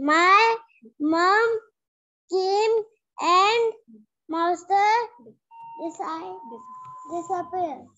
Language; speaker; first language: English; non-native, learner; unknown